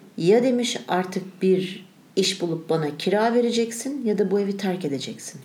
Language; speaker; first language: Turkish; native; Turkish